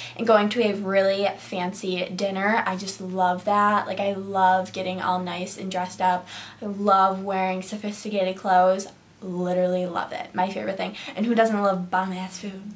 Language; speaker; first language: English; native; English